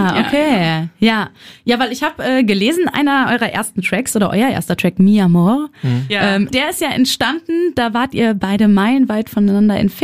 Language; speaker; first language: German; native; German